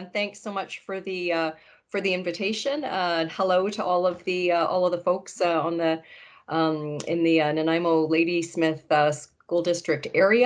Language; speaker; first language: English; native; English